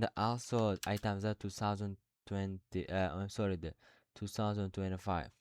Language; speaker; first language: English; non-native, learner; Uzbek